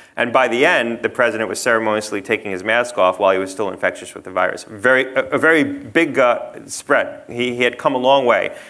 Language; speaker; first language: English; native; English